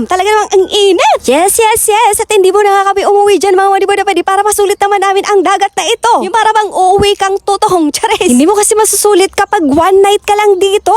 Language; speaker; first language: Filipino; non-native, local second language; Bikol